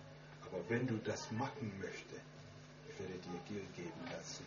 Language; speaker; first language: German; non-native, learner; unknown